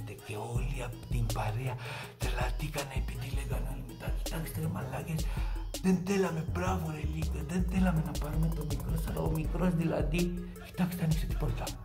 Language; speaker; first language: Greek; non-native, fluent; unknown